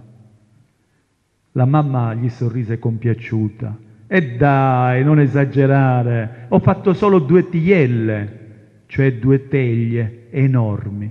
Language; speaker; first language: Italian; non-native, local second language; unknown